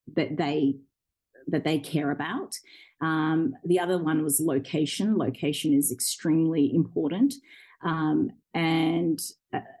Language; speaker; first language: English; early bilingual, other home language; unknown